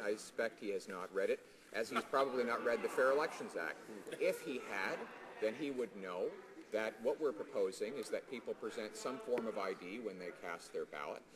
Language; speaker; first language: English; native; English